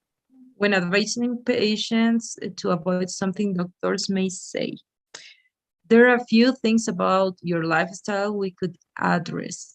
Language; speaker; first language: English; non-native, fluent; Spanish